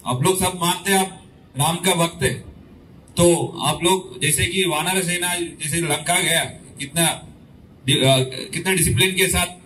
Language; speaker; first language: Hindi; non-native, local second language; Telugu